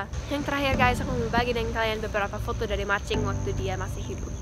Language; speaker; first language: Indonesian; non-native, fluent; English